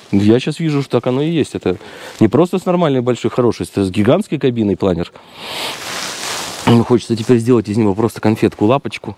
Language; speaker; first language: Russian; native; Russian